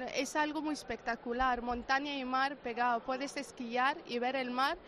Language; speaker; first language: Spanish; non-native, fluent; Arabic